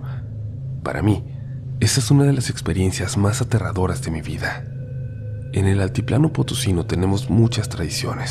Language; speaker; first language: Spanish; native; Spanish